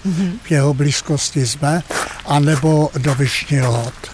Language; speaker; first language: Czech; native; Czech